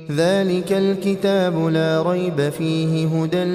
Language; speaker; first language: Arabic; native; Arabic